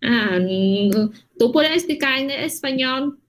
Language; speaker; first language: Spanish; non-native, fluent; Vietnamese